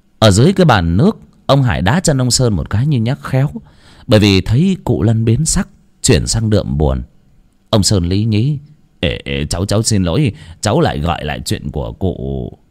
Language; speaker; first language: Vietnamese; native; Vietnamese